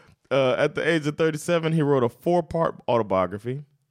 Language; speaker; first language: English; native; English